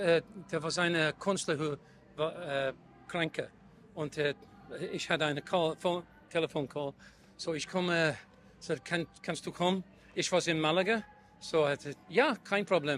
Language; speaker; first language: German; non-native, learner; English